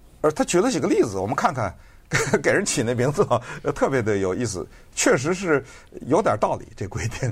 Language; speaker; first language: Chinese; native; Chinese